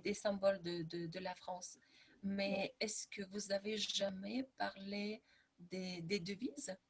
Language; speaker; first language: French; non-native, fluent; Lithuanian